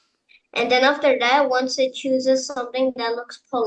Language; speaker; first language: English; non-native, fluent; Indonesian